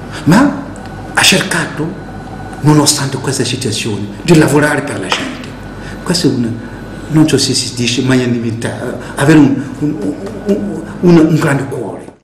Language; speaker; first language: Italian; non-native, fluent; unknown